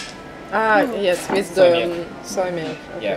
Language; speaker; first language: English; non-native, learner; French